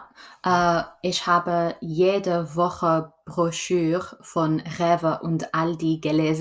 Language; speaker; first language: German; non-native, learner; English